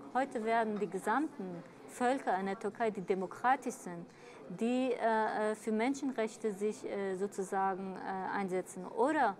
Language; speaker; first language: German; early bilingual, other home language; Kurdish